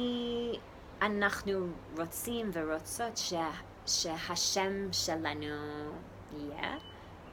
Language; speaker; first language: Hebrew; non-native, learner; English